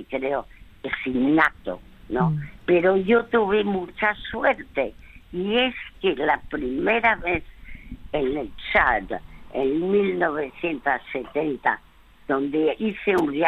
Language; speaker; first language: Spanish; early bilingual, other home language; French